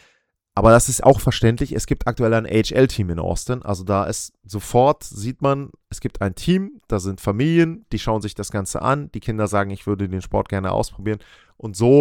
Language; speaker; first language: German; native; German